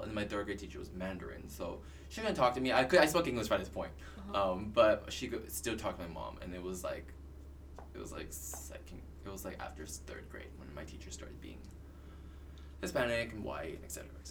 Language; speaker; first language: English; early bilingual, other home language; Cantonese